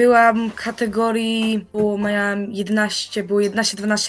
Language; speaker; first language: Polish; early bilingual, heritage; Polish